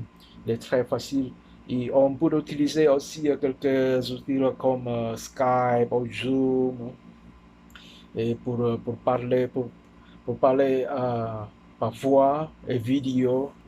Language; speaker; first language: French; non-native, learner; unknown